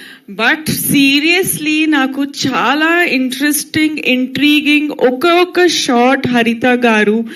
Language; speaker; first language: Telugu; non-native, local second language; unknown